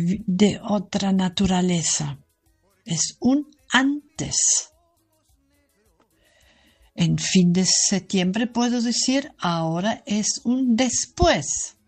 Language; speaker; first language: Spanish; non-native, fluent; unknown